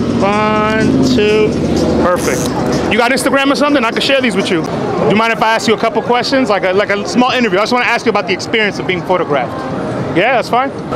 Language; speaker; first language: English; native; English